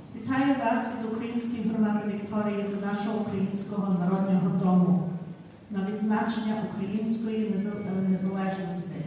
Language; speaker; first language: Ukrainian; early bilingual, heritage; Ukrainian